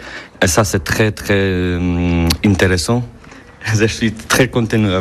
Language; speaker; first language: French; non-native, learner; Polish